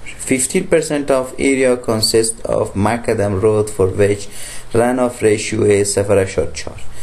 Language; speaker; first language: English; non-native, fluent; Persian